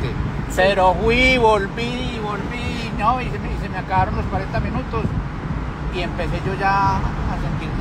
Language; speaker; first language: Spanish; native; Spanish